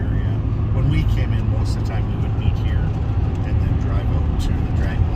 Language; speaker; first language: English; native; English